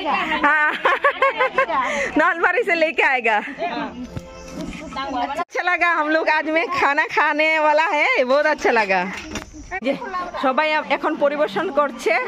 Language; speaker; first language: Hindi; non-native, local second language; Bangla